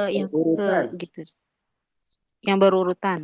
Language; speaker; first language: Indonesian; native; Indonesian